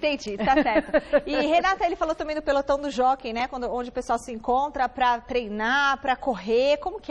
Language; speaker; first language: Portuguese; native; Portuguese